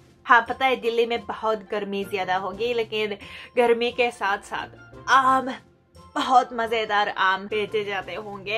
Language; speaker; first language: Hindi; non-native, fluent; Japanese